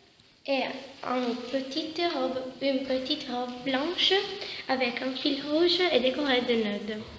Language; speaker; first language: French; non-native, learner; Italian